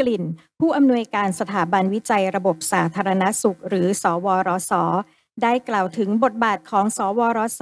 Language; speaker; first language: Thai; native; Thai